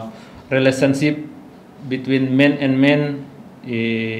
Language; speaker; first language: English; non-native, learner; Indonesian